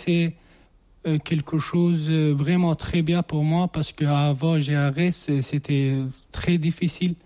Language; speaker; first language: French; non-native, learner; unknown